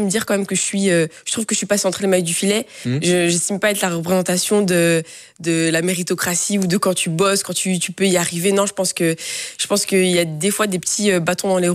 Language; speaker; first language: French; native; French